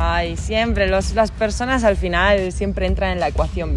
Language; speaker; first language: Spanish; native; Spanish